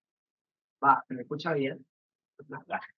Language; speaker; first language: Spanish; native; Spanish